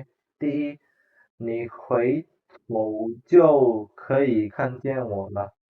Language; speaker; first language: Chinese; non-native, fluent; Indonesian